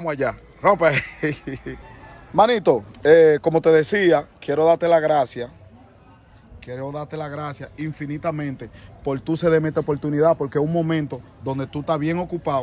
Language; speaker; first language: Spanish; native; Spanish